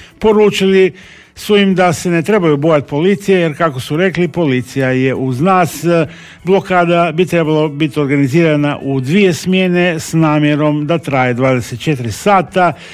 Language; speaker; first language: Croatian; native; Croatian